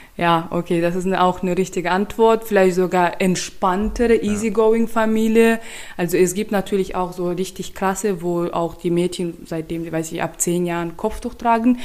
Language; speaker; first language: German; non-native, fluent; Turkmen